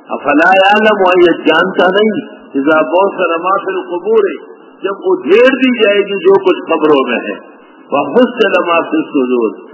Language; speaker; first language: Urdu; non-native, local second language; Pashto